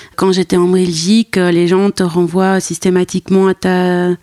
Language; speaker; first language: French; native; French